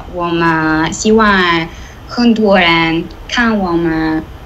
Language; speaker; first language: Chinese; non-native, learner; Italian